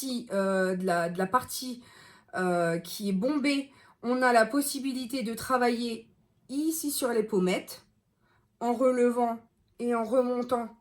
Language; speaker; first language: French; native; French